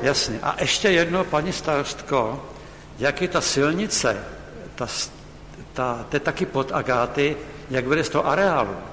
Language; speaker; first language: Czech; native; Czech